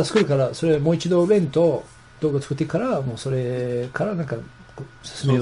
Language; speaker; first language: Japanese; non-native, fluent; English